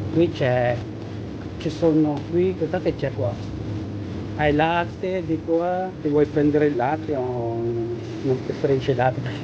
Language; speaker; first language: Italian; non-native, learner; Filipino